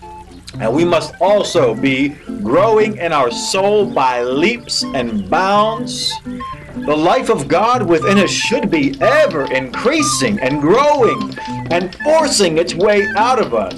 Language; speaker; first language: English; native; English